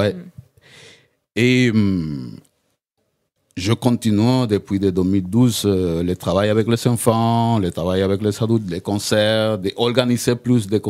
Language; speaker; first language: French; non-native, learner; Spanish